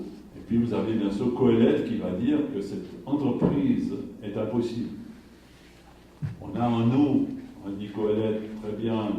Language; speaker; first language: French; native; French